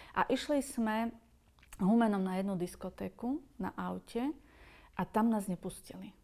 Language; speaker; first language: Slovak; native; Slovak